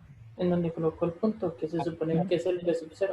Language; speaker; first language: Spanish; native; Spanish